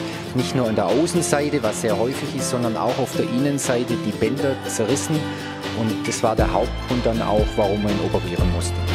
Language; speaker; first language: German; native; German